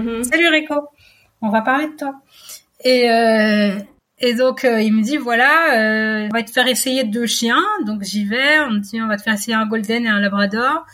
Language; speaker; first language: French; native; French